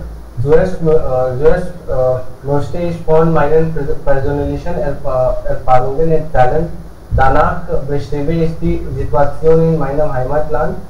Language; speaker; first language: German; non-native, learner; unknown